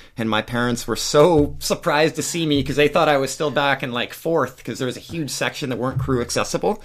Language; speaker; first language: English; native; English